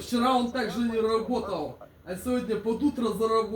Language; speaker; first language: Russian; native; Russian